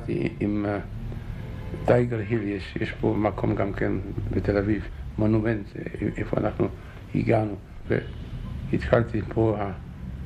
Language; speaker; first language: Hebrew; non-native, fluent; Czech